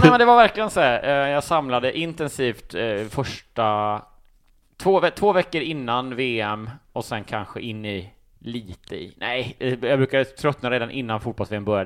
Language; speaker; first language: Swedish; native; Swedish